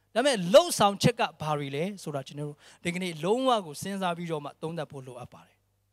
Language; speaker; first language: Burmese; non-native, local second language; Tedim Chin